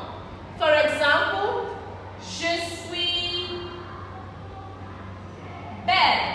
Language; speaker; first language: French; non-native, learner; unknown